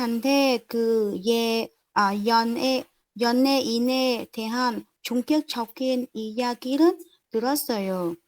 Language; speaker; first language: Korean; non-native, learner; Vietnamese